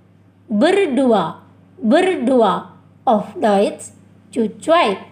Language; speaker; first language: German; non-native, fluent; Indonesian